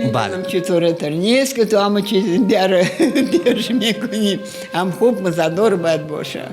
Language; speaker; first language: Persian; non-native, fluent; Russian